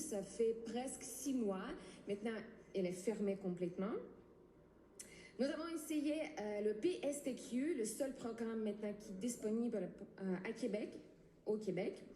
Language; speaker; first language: French; non-native, learner; Ukrainian